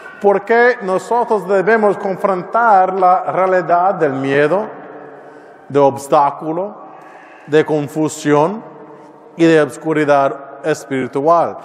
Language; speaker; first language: Spanish; non-native, learner; English